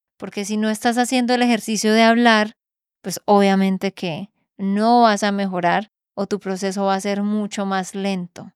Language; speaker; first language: Spanish; native; Spanish